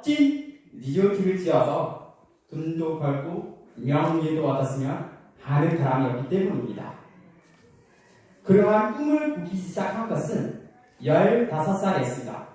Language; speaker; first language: Korean; non-native, learner; Khmer